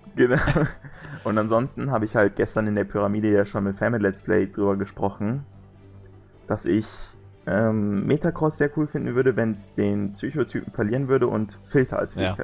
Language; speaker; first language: German; native; German